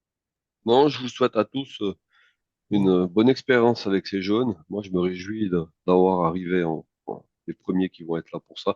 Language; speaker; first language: French; native; French